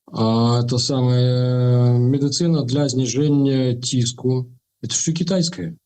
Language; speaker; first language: Russian; non-native, local second language; Belarusian